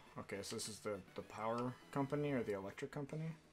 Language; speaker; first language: English; native; English